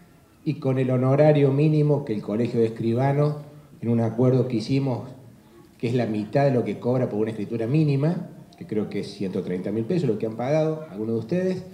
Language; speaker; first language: Spanish; native; Spanish